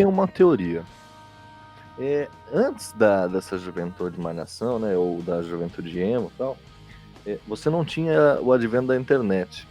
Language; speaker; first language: Portuguese; native; Portuguese